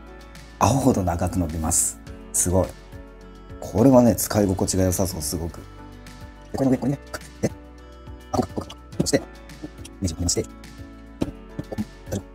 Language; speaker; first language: Japanese; native; Japanese